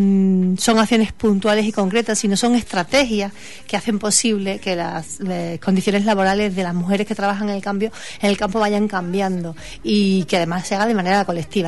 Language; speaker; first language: Spanish; native; Spanish